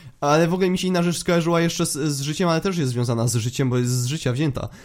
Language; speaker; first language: Polish; native; Polish